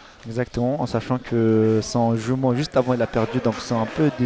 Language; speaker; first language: French; native; French